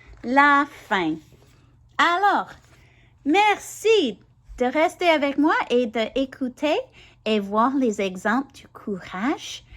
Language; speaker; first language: French; non-native, learner; English